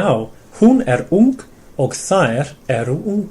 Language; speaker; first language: Icelandic; non-native, fluent; English